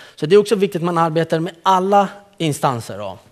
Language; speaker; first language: Swedish; early bilingual, other home language; Central Kurdish